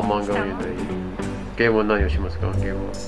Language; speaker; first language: Japanese; non-native, fluent; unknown